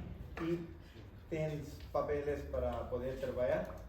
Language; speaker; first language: Catalan; non-native, learner; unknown